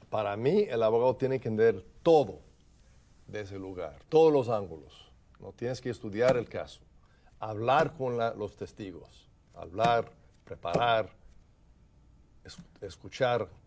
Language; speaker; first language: Spanish; non-native, fluent; English